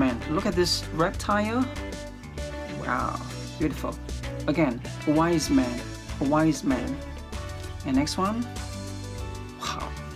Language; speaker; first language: English; non-native, fluent; Chinese